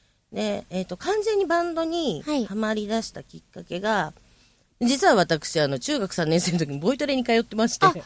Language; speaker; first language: Japanese; native; Japanese